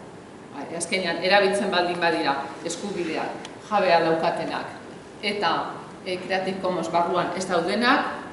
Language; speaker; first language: Basque; native; Basque